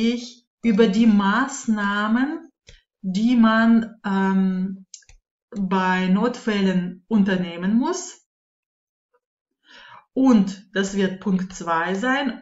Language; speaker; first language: German; non-native, fluent; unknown